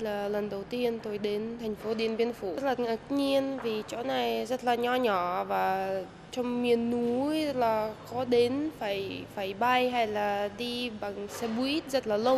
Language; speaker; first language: Vietnamese; non-native, fluent; Russian